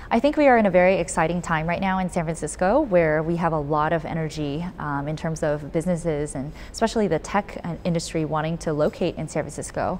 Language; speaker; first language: English; native; English